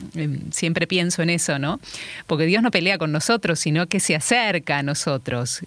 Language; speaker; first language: Spanish; native; Spanish